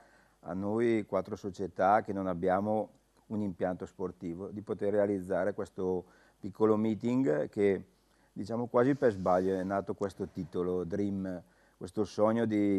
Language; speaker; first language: Italian; native; Italian